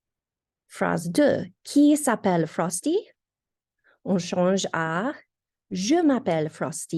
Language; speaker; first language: French; non-native, fluent; English